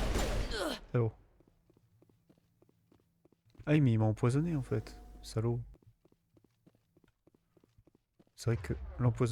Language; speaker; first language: French; native; French